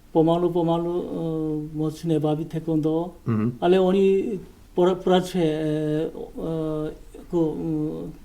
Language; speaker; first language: Czech; non-native, learner; Korean